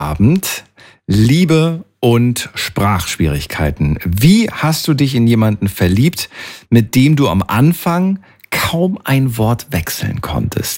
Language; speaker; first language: German; native; German